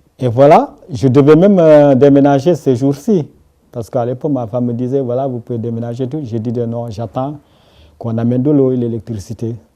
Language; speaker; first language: French; non-native, local second language; Wolof